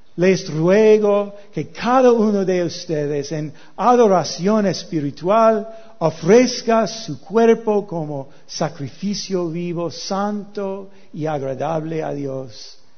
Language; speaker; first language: Spanish; non-native, learner; English